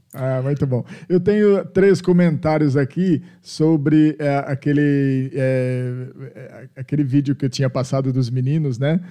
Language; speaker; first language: Portuguese; native; Portuguese